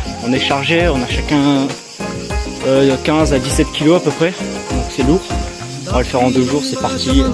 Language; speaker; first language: French; native; French